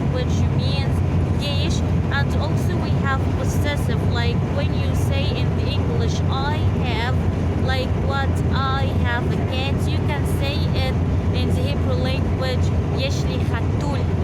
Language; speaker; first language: English; non-native, learner; Arabic